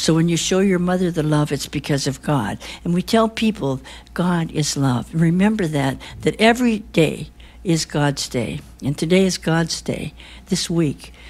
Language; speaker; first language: English; early bilingual, other home language; Chinese